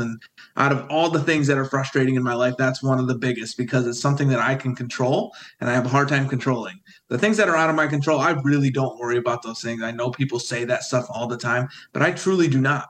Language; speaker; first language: English; native; English